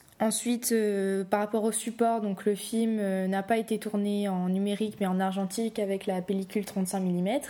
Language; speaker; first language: French; native; French